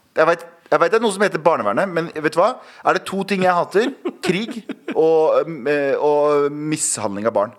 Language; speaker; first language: Norwegian; early bilingual, other home language; Kurdish